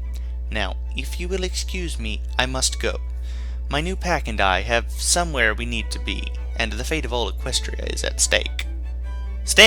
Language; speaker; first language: English; native; English